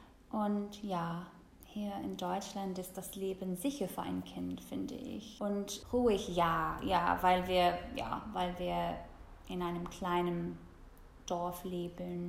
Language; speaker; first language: German; non-native, fluent; English